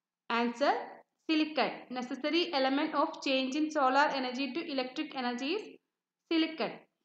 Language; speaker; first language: English; non-native, local second language; Malayalam